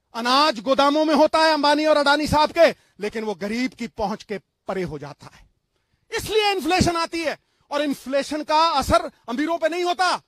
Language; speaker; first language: Hindi; non-native, local second language; Punjabi